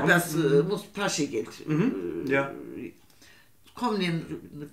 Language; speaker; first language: German; non-native, learner; Turkish